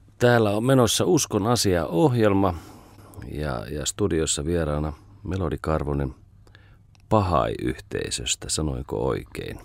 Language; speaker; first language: Finnish; native; Finnish